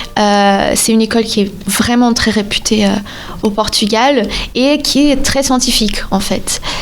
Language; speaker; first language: French; non-native, fluent; Portuguese